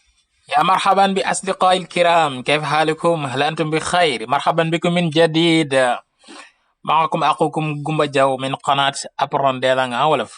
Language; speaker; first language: Arabic; non-native, fluent; Wolof